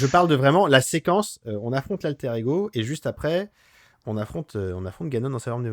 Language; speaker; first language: French; native; French